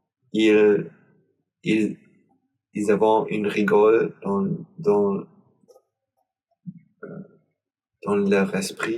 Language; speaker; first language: French; non-native, learner; German